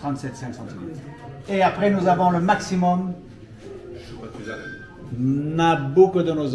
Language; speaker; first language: French; native; French